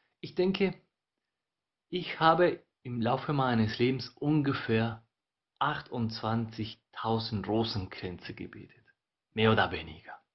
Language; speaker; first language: German; non-native, fluent; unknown